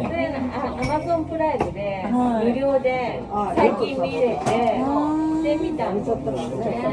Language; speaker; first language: Japanese; native; Japanese